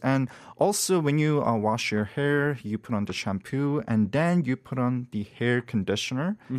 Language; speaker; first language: English; non-native, fluent; Korean